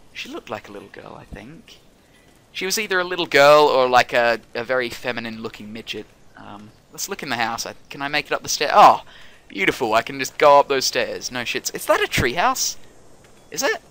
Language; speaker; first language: English; native; English